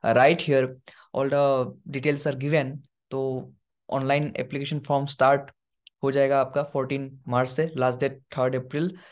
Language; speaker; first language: Hindi; non-native, local second language; Assamese